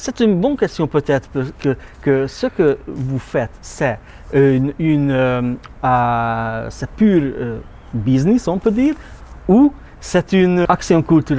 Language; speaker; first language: French; non-native, learner; Hungarian